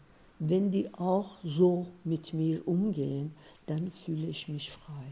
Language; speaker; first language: German; non-native, fluent; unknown